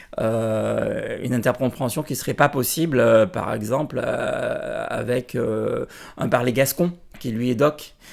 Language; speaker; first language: French; native; French